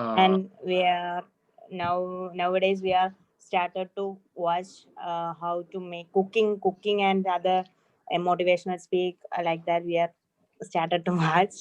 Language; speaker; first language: English; non-native, learner; Malayalam